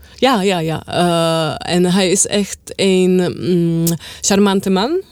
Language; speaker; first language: Dutch; non-native, learner; Czech